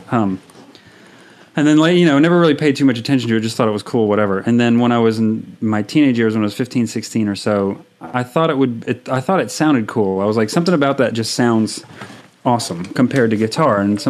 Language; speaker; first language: English; native; English